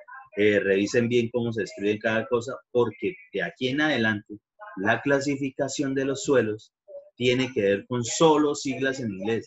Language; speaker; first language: Spanish; native; Spanish